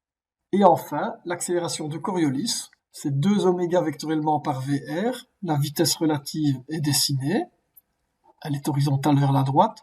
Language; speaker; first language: French; native; French